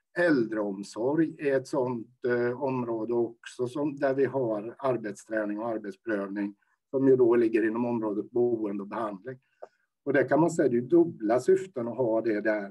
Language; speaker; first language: Swedish; native; Swedish